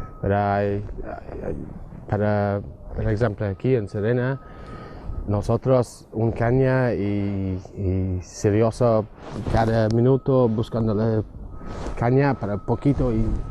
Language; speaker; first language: Spanish; non-native, learner; English